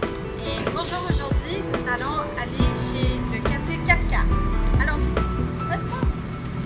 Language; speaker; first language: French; non-native, local second language; Japanese